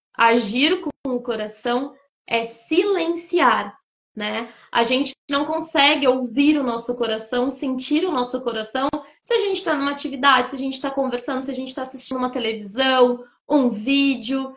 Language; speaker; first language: Portuguese; native; Portuguese